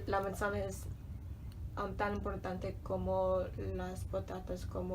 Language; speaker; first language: Spanish; non-native, learner; English